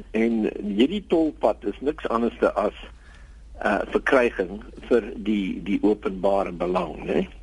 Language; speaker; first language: Afrikaans; non-native, local second language; English